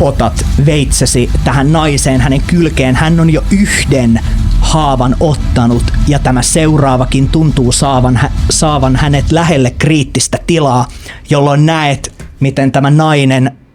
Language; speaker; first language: Finnish; native; Finnish